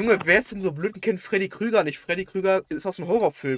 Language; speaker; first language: German; native; German